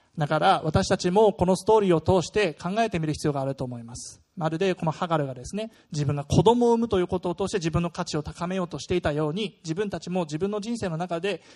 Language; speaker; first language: Japanese; non-native, fluent; German